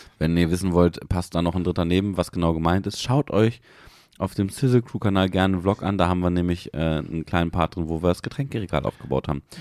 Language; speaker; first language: German; native; German